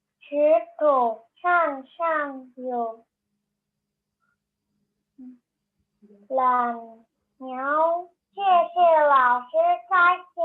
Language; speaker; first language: Chinese; non-native, learner; Indonesian